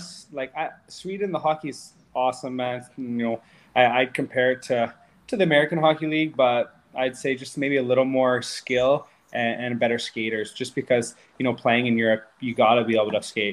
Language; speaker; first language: English; native; English